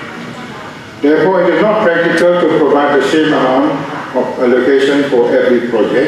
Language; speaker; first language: English; non-native, local second language; Malay